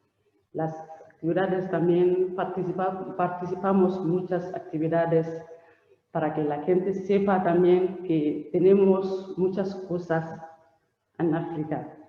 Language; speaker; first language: Spanish; non-native, learner; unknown